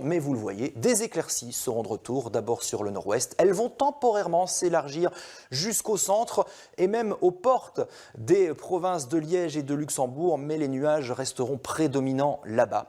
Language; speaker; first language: French; native; French